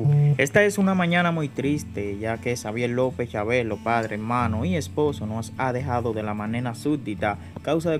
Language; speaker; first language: Spanish; native; Spanish